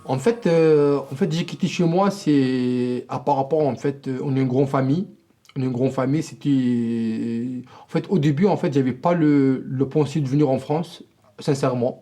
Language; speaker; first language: French; non-native, local second language; Arabic